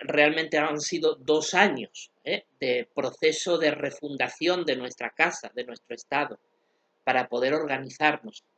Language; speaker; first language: Spanish; native; Spanish